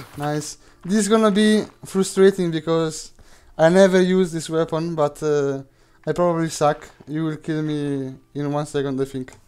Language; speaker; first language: English; non-native, fluent; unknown